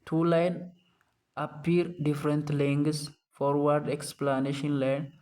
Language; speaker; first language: English; non-native, local second language; Amharic